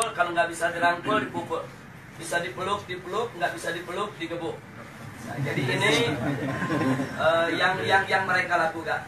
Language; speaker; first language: Indonesian; native; Indonesian